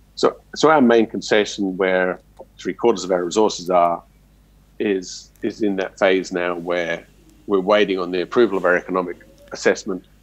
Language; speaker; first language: English; native; English